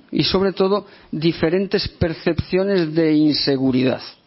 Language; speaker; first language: Spanish; native; Spanish